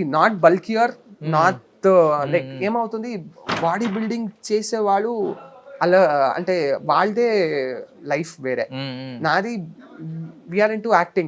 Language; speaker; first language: Telugu; non-native, learner; Kannada